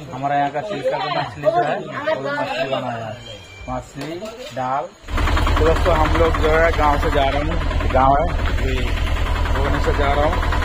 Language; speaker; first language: Hindi; non-native, local second language; Odia